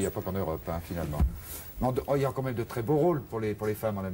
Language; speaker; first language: French; native; French